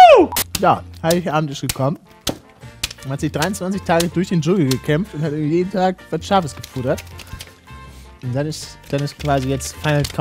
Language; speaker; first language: German; native; German